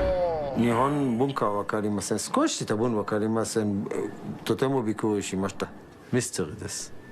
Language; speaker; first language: Japanese; non-native, learner; Hebrew